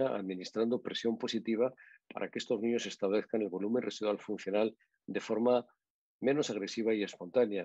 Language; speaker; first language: Spanish; native; Spanish